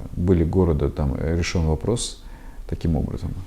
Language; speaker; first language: Russian; non-native, local second language; Kazakh